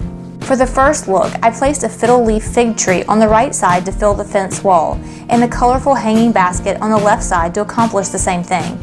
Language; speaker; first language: English; native; English